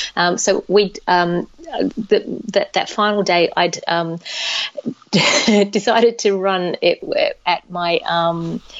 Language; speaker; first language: English; native; English